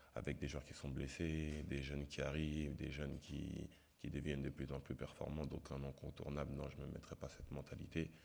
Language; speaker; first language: French; native; French